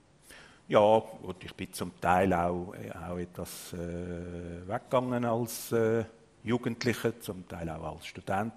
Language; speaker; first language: German; native; German